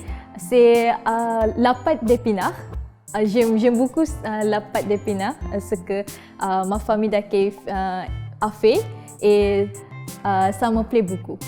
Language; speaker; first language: French; non-native, learner; Malay